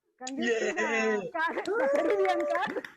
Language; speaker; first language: English; non-native, learner; Spanish